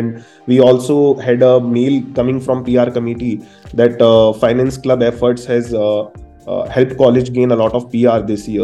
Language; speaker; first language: English; non-native, local second language; Hindi